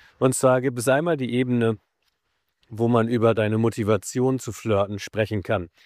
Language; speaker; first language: German; native; German